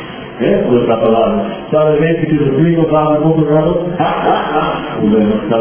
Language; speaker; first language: Spanish; non-native, fluent; English